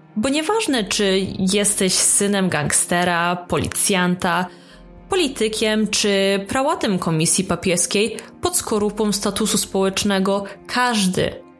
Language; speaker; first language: Polish; early bilingual, heritage; Italian